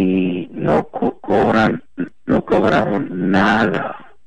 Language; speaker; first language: Spanish; non-native, fluent; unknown